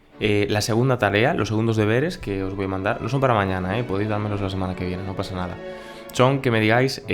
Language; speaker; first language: Spanish; native; Spanish